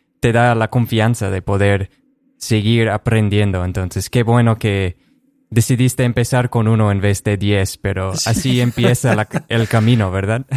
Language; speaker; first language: Spanish; non-native, fluent; English